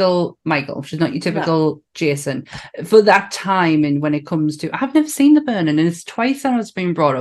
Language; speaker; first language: English; native; English